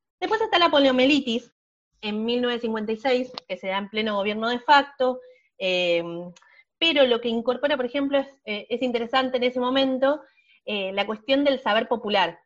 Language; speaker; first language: Spanish; native; Spanish